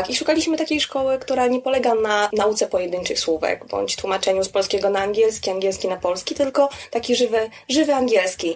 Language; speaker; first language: Polish; native; Polish